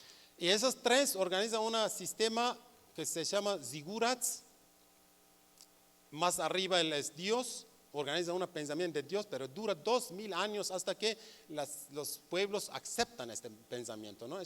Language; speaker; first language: Spanish; non-native, learner; Kurdish